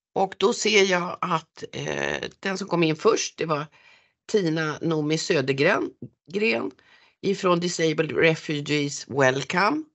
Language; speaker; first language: Swedish; native; Swedish